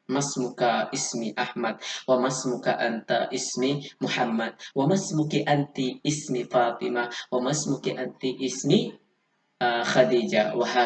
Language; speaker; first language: Arabic; non-native, learner; Indonesian